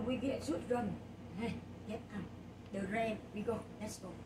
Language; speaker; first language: English; non-native, learner; Vietnamese